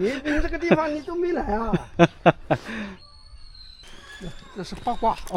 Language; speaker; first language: Chinese; native; Chinese